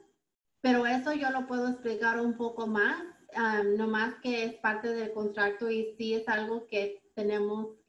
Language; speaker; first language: Spanish; early bilingual, heritage; Spanish